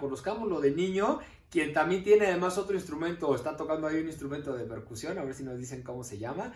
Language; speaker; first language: Spanish; native; Spanish